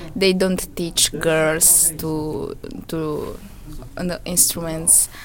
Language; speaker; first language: English; non-native, fluent; Romanian